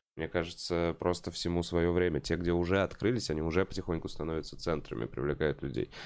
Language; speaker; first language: Russian; native; Russian